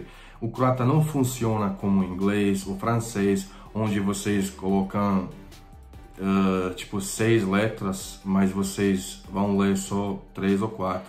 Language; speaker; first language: Portuguese; non-native, fluent; Croatian